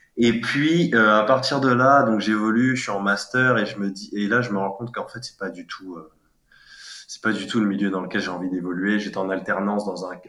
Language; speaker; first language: French; native; French